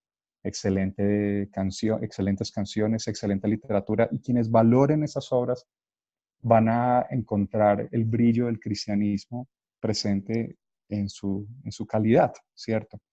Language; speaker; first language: Spanish; native; Spanish